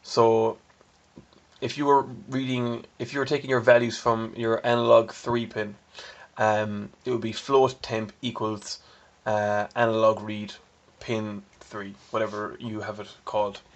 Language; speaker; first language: English; native; English